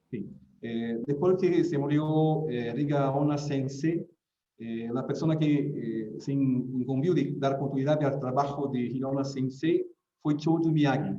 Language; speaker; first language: Spanish; non-native, local second language; Portuguese